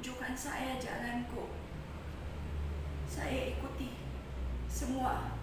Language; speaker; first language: Indonesian; non-native, fluent; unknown